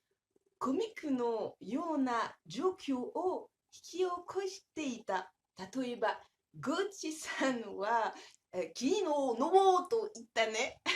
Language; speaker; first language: Japanese; non-native, fluent; French